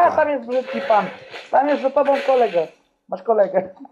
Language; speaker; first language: Polish; native; Polish